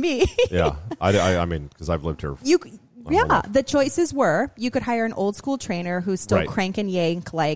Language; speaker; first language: English; native; English